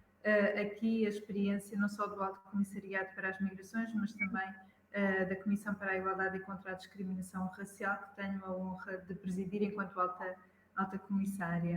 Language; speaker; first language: Portuguese; native; Portuguese